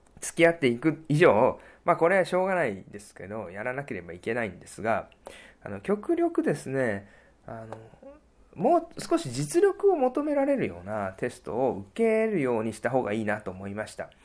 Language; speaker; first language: Japanese; native; Japanese